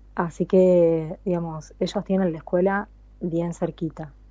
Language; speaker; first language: Spanish; native; Spanish